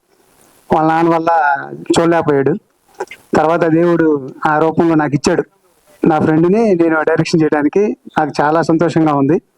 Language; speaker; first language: Telugu; native; Telugu